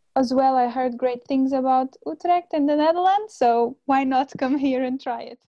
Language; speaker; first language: English; non-native, fluent; Portuguese